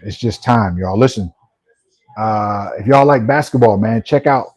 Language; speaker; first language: English; native; English